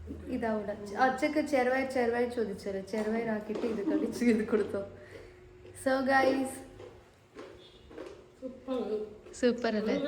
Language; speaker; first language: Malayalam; non-native, learner; Kannada